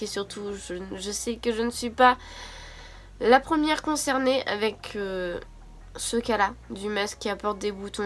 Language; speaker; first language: French; native; French